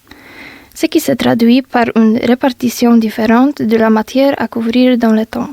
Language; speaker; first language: French; non-native, learner; Polish